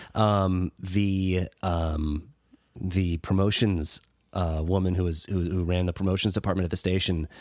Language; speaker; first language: English; native; English